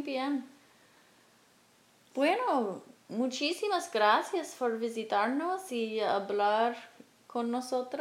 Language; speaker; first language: Spanish; non-native, fluent; English